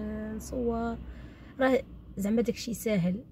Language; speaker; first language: Arabic; native; Arabic